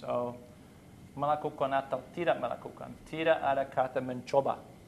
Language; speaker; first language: Indonesian; non-native, learner; English